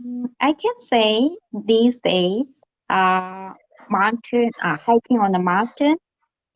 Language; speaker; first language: English; non-native, learner; Korean